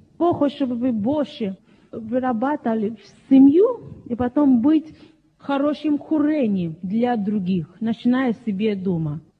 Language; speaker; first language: Russian; non-native, fluent; Yoruba